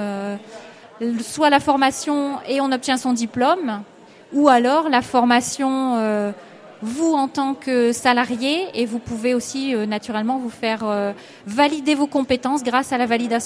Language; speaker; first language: French; native; French